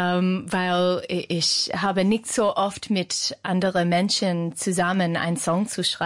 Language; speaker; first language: German; non-native, learner; English